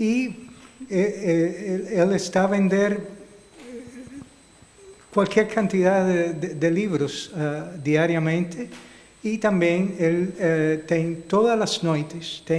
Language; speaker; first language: Portuguese; non-native, learner; Spanish